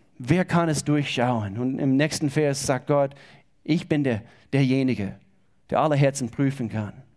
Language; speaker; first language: German; non-native, fluent; English